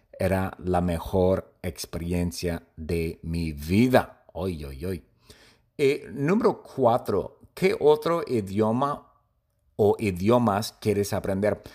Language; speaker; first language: Spanish; non-native, fluent; English